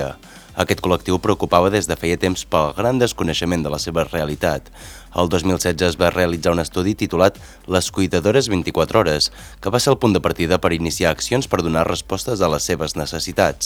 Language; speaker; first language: Catalan; native; Catalan